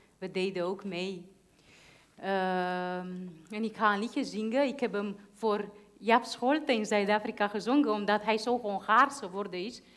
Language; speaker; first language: Dutch; non-native, fluent; Hungarian